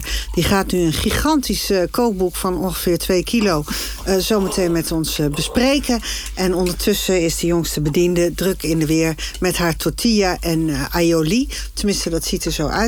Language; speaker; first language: Dutch; native; Dutch